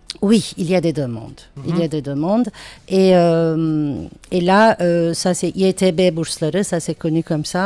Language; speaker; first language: French; non-native, fluent; Turkish